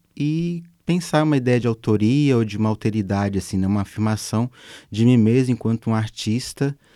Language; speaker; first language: Portuguese; native; Portuguese